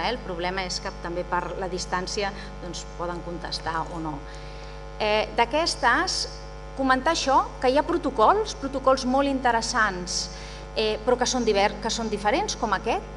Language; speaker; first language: Catalan; native; Catalan